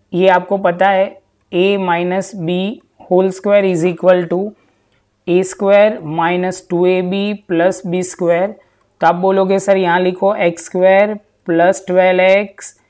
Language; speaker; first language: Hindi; non-native, local second language; Gujarati